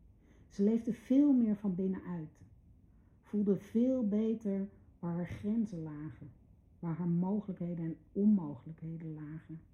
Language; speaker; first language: Dutch; native; Dutch